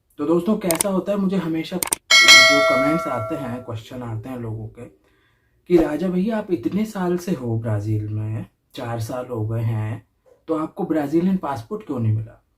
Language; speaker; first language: Hindi; native; Hindi